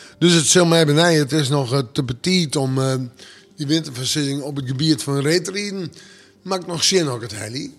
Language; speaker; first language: Dutch; non-native, local second language; Western Frisian